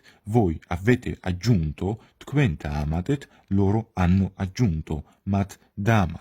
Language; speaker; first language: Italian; non-native, fluent; Georgian